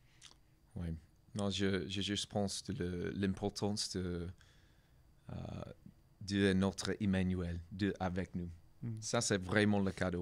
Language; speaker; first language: French; non-native, learner; English